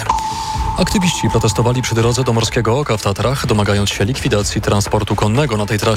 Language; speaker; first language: Polish; native; Polish